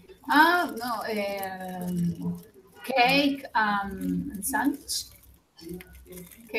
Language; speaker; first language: English; non-native, learner; Spanish